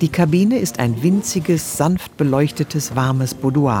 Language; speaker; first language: German; native; German